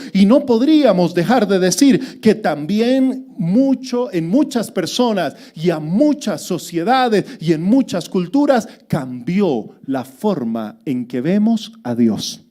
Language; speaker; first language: Spanish; native; Spanish